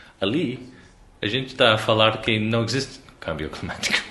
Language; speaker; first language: Portuguese; non-native, learner; English